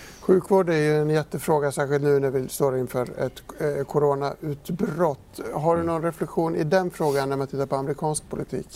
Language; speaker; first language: Swedish; native; Swedish